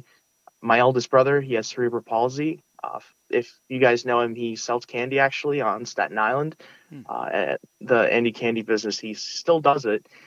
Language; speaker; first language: English; early bilingual, other home language; Russian